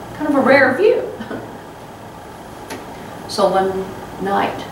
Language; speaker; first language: English; native; English